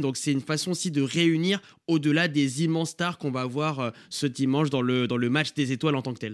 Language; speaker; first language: French; native; French